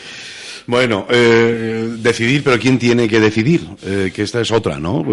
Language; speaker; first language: Spanish; native; Spanish